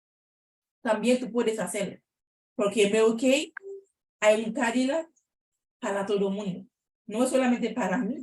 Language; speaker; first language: Spanish; non-native, learner; Haitian Creole